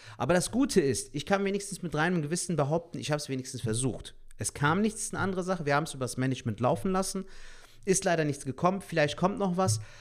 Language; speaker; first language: German; native; German